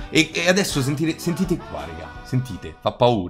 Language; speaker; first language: Italian; native; Italian